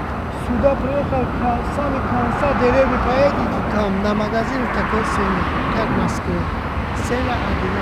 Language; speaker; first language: Russian; non-native, local second language; Tajik